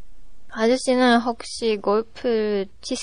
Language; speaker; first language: Korean; non-native, learner; Japanese